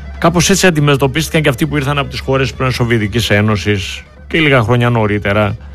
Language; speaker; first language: Greek; native; Greek